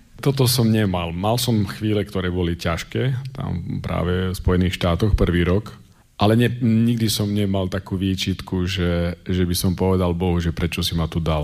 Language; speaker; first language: Slovak; native; Slovak